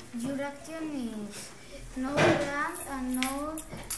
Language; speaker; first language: English; non-native, learner; Spanish